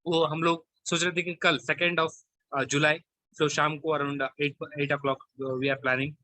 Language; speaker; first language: Hindi; non-native, local second language; Kannada